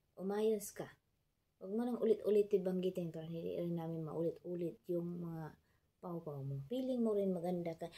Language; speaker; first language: Filipino; non-native, local second language; Cebuano